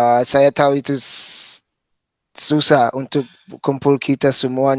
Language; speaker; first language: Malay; non-native, fluent; English